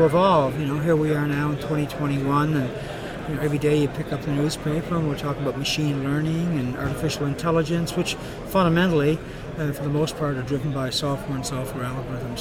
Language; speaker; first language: English; native; English